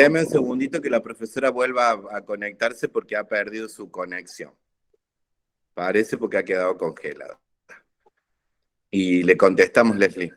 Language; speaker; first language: Spanish; native; Spanish